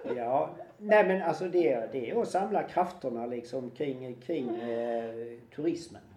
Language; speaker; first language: Swedish; native; Swedish